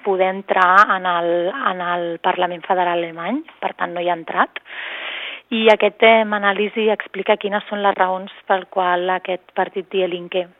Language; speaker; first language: Catalan; native; Catalan